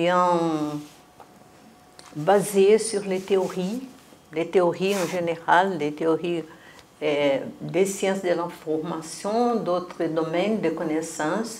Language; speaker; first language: French; non-native, fluent; Portuguese